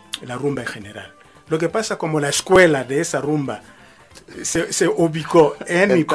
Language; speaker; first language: Spanish; non-native, fluent; Lingala